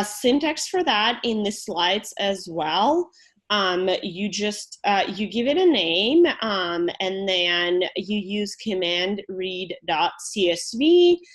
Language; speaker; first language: English; non-native, fluent; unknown